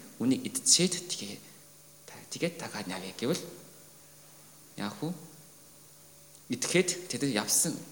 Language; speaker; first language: Mongolian; non-native, fluent; Korean